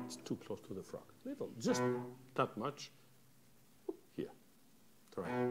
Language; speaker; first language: English; non-native, fluent; Catalan